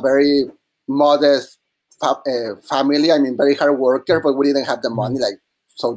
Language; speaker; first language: English; non-native, fluent; Spanish